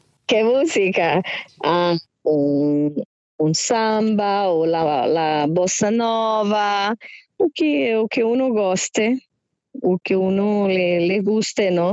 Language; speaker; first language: Spanish; non-native, fluent; Portuguese